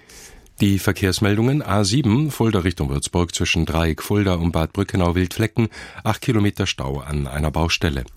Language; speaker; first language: German; native; German